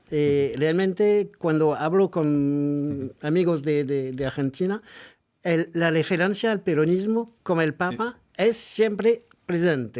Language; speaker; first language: Spanish; non-native, fluent; French